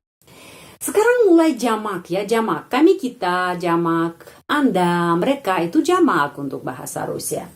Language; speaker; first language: Indonesian; non-native, fluent; Russian